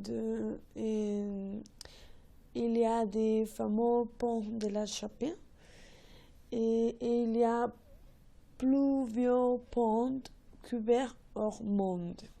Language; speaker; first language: French; non-native, learner; Spanish